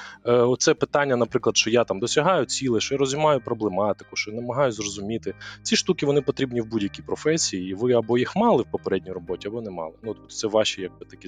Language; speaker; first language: Ukrainian; native; Ukrainian